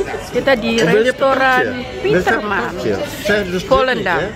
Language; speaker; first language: Indonesian; native; Indonesian